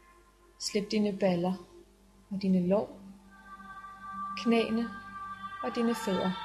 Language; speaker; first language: Danish; native; Danish